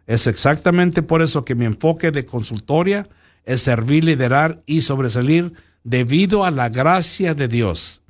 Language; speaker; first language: Spanish; early bilingual, heritage; Spanish